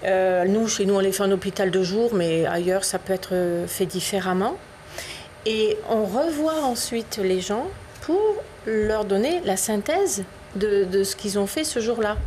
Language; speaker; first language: French; native; French